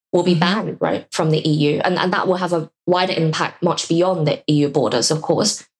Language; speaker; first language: English; non-native, local second language; Cantonese